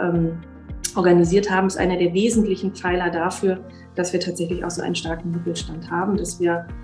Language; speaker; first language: German; native; German